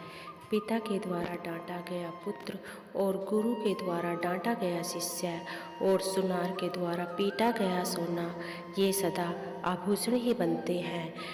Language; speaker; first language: Hindi; native; Hindi